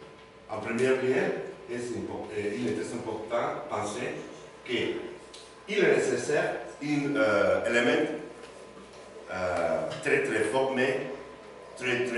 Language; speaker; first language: French; non-native, learner; Spanish